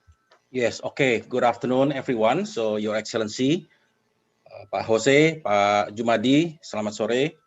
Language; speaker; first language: English; non-native, fluent; Indonesian